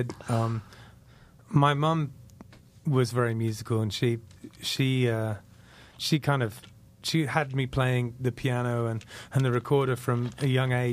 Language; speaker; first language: English; native; English